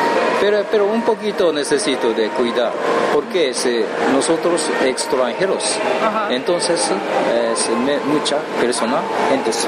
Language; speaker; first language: Spanish; non-native, learner; Japanese